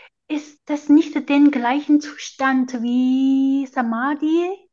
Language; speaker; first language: German; non-native, fluent; Chinese